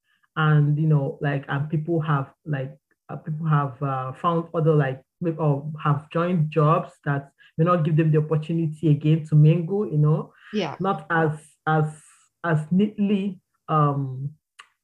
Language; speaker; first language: English; non-native, local second language; Igbo